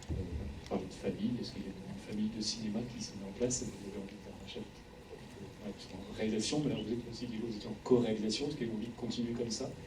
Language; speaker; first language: French; native; French